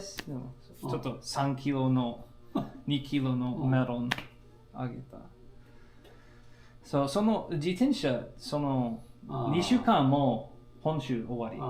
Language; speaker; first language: Japanese; non-native, learner; English